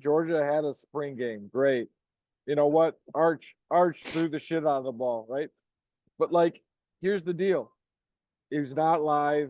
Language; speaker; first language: English; native; English